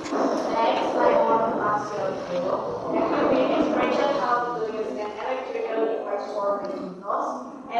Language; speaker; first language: English; non-native, learner; Indonesian